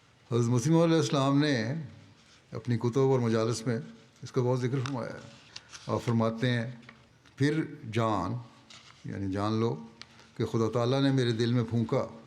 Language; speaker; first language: Urdu; native; Urdu